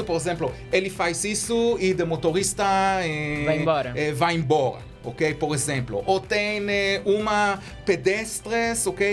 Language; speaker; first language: Portuguese; non-native, learner; Hebrew